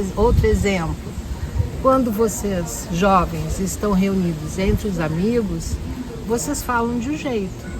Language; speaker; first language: Portuguese; native; Portuguese